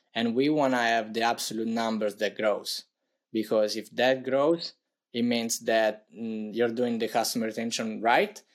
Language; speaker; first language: English; non-native, fluent; Italian